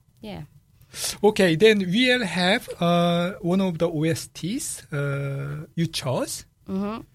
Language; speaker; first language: English; non-native, fluent; Korean